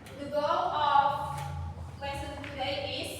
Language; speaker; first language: English; non-native, learner; Indonesian